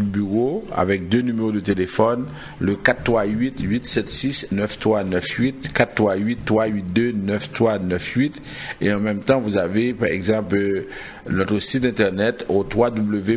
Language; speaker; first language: French; native; French